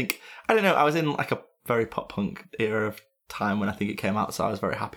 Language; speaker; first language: English; native; English